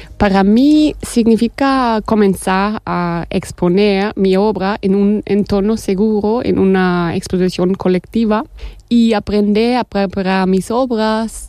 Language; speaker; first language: Spanish; non-native, fluent; German